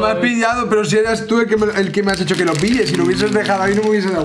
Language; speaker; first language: Spanish; native; Spanish